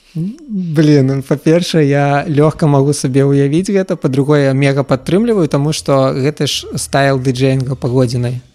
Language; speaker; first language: Belarusian; non-native, local second language; Russian